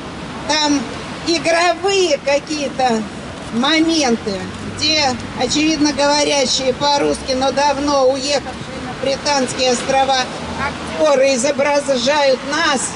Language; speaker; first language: Russian; native; Russian